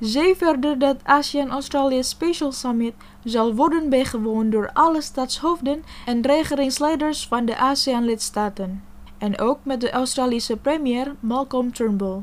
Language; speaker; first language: Dutch; non-native, fluent; Indonesian